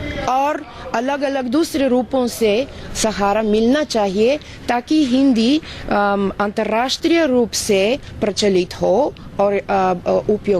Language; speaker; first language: Hindi; non-native, fluent; Bulgarian